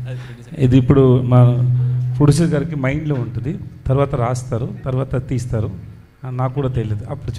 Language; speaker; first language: Telugu; non-native, learner; Tamil